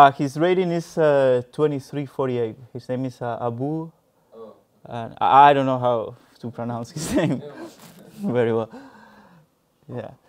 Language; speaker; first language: English; non-native, fluent; Spanish